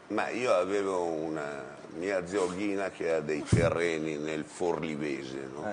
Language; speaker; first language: Italian; native; Italian